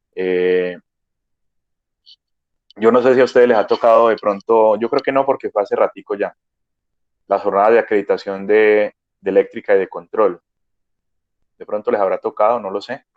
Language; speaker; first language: Spanish; native; Spanish